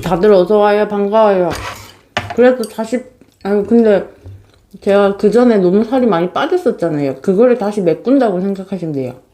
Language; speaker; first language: Korean; native; Korean